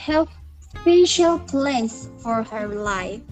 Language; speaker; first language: English; non-native, learner; Indonesian